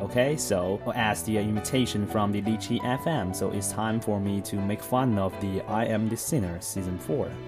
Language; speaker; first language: English; non-native, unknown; Chinese